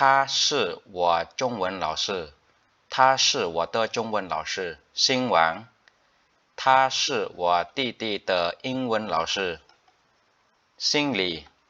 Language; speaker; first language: Chinese; non-native, fluent; Khmer